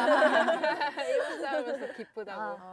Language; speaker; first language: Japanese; non-native, learner; Korean